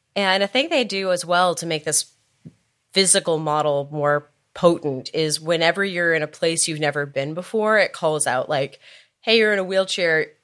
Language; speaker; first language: English; native; English